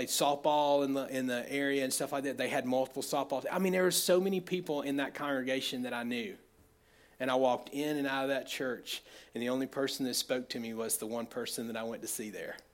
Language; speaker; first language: English; native; English